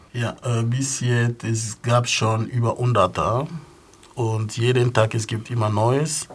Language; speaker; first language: German; non-native, fluent; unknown